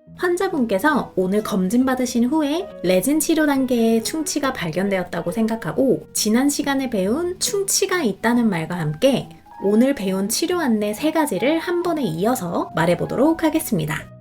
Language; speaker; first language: Korean; native; Korean